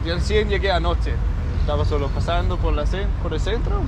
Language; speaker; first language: Spanish; non-native, learner; English